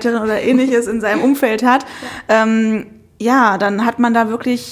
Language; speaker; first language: German; native; German